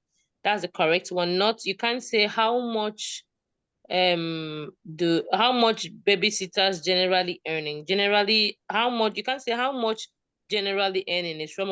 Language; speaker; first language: English; non-native, local second language; Ibibio